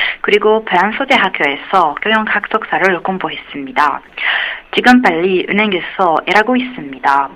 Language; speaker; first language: Korean; non-native, learner; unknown